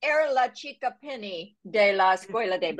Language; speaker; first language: Spanish; non-native, learner; English